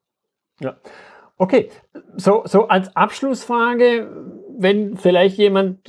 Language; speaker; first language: German; native; German